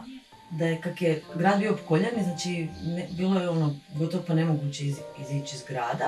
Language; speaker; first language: Bosnian; native; Bosnian